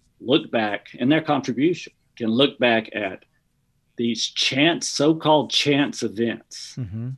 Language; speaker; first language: English; native; English